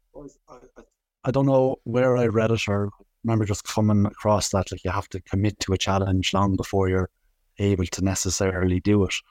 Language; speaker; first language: English; native; English